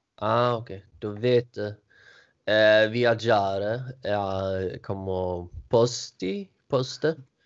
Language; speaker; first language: Italian; non-native, learner; Swedish